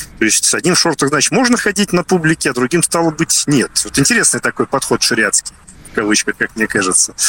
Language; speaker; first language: Russian; native; Russian